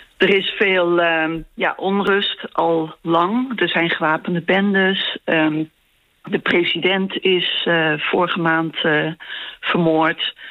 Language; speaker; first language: Dutch; native; Dutch